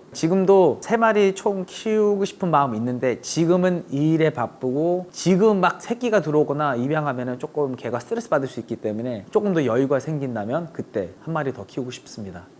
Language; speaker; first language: Korean; early bilingual, heritage; English